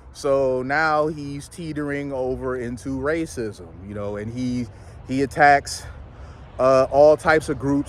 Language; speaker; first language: English; native; English